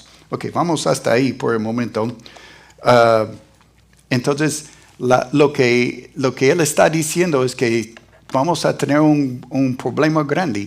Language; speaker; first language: Spanish; non-native, fluent; English